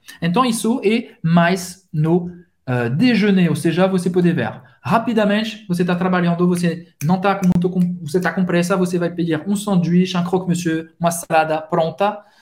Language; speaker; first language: Portuguese; non-native, fluent; French